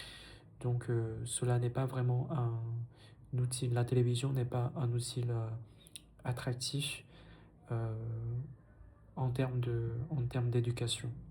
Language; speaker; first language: French; non-native, fluent; Vietnamese